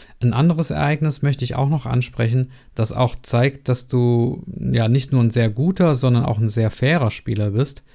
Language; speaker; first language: German; native; German